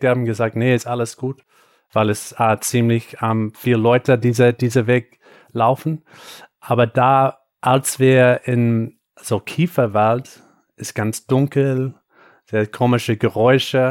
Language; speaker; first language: German; non-native, fluent; English